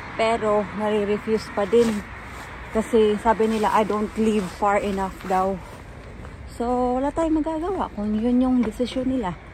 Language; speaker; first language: Filipino; non-native, local second language; Cebuano